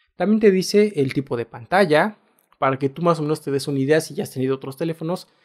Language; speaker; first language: Spanish; native; Spanish